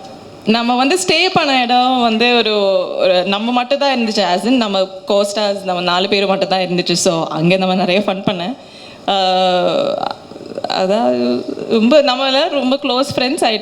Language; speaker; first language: Tamil; non-native, learner; Malayalam